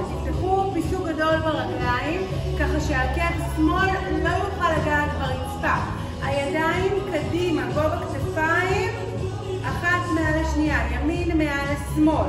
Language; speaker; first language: Hebrew; native; Hebrew